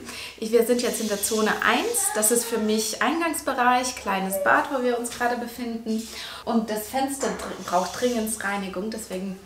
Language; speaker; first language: German; non-native, fluent; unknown